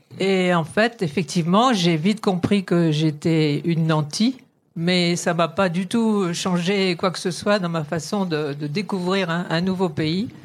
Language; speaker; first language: French; native; French